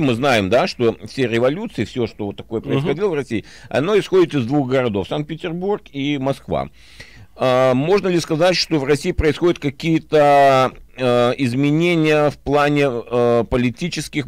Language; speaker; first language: Russian; native; Russian